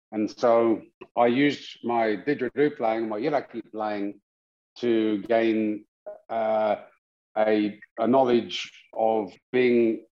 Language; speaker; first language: English; native; English